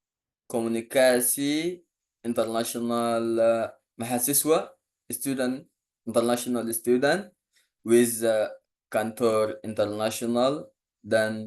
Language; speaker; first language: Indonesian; non-native, learner; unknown